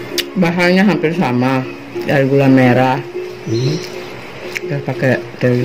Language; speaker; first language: Indonesian; non-native, local second language; Buginese